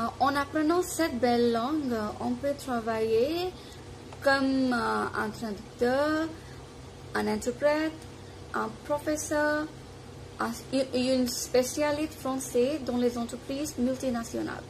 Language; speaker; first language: French; non-native, fluent; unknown